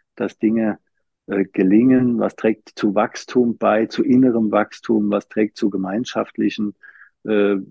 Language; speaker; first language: German; native; German